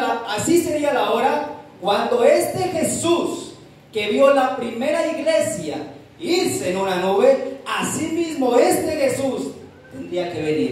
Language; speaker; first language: Spanish; native; Spanish